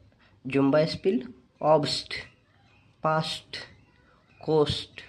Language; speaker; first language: German; non-native, fluent; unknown